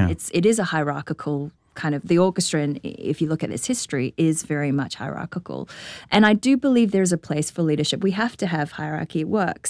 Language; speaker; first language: English; native; English